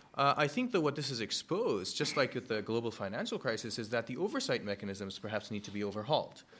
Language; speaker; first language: English; early bilingual, other home language; German